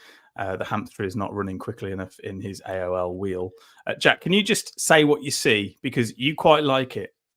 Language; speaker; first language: English; native; English